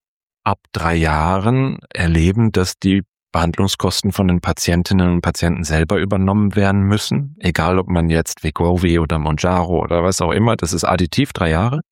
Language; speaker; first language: German; native; German